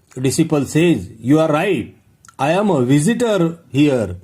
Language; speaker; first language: English; non-native, local second language; Marathi